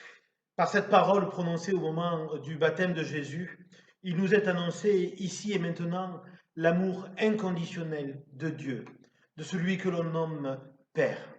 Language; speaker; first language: French; native; French